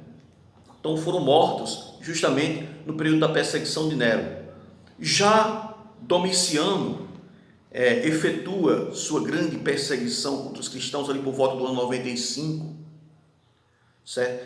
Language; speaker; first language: Portuguese; native; Portuguese